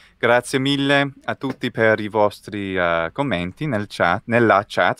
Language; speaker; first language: Italian; non-native, fluent; English